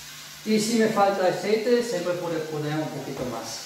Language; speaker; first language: Spanish; non-native, fluent; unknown